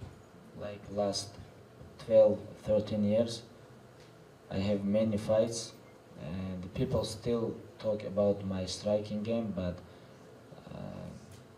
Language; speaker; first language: English; non-native, learner; Russian